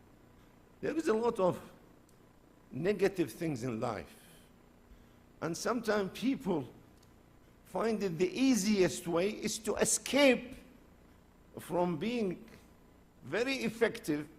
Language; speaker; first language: English; non-native, fluent; Arabic